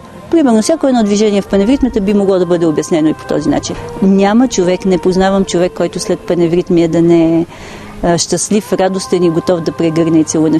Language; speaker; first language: Bulgarian; native; Bulgarian